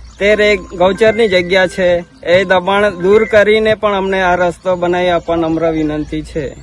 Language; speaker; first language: Gujarati; non-native, local second language; Gamit